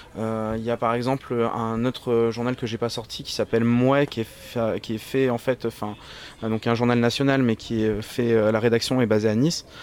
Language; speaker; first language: French; native; French